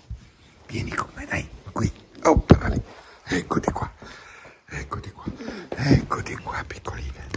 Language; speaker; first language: Italian; native; Italian